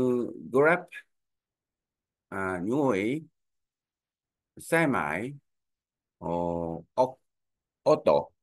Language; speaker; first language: Vietnamese; non-native, learner; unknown